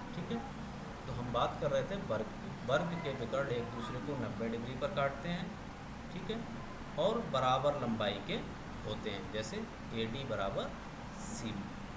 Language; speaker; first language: Hindi; native; Hindi